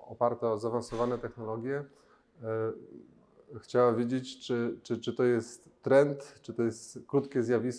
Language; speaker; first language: Polish; native; Polish